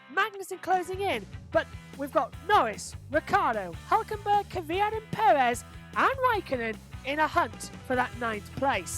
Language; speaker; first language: English; native; English